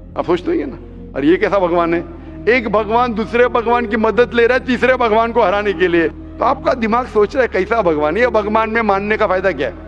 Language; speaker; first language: Hindi; non-native, local second language; Konkani